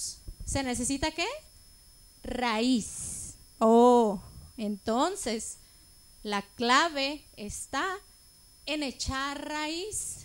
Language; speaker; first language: Spanish; native; Spanish